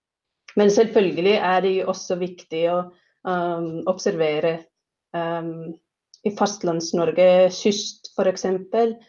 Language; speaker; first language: Norwegian; non-native, fluent; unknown